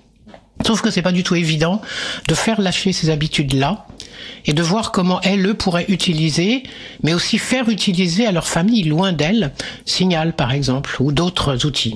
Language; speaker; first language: French; native; French